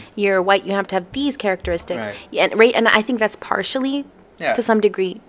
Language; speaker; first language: English; native; English